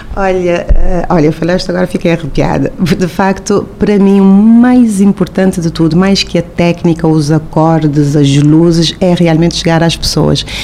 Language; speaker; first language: Portuguese; non-native, local second language; Kabuverdianu